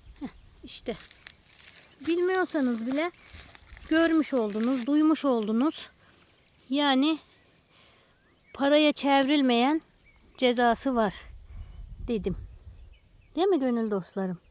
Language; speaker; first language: Turkish; native; Turkish